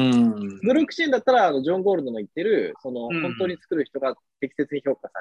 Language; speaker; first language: Japanese; native; Japanese